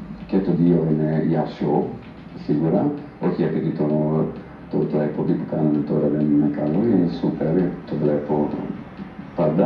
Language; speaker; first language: Greek; non-native, fluent; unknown